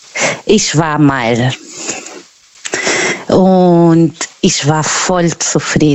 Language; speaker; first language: German; non-native, fluent; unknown